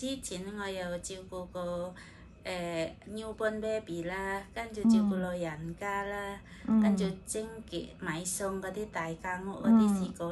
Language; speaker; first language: Cantonese; non-native, fluent; Indonesian